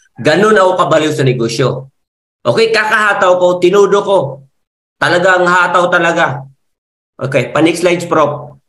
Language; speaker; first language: Filipino; non-native, local second language; Masbatenyo